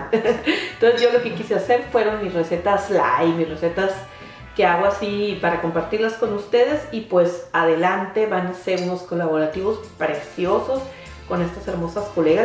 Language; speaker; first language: Spanish; native; Spanish